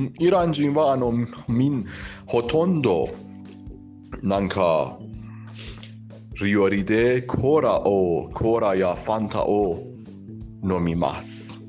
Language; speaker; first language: Japanese; non-native, learner; Persian